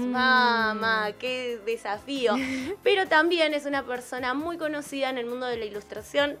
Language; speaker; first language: Spanish; native; Spanish